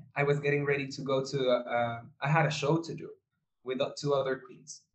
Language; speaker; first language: English; non-native, fluent; Spanish